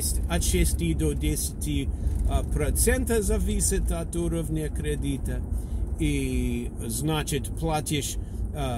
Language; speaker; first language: Russian; non-native, learner; English